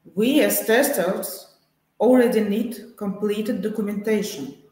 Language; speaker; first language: English; non-native, fluent; Russian